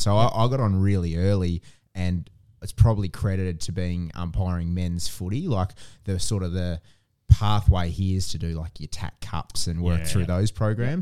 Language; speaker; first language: English; native; English